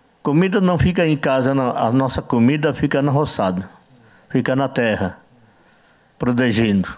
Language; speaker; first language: Portuguese; non-native, learner; Yanomámi